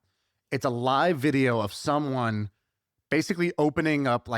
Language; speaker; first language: English; native; English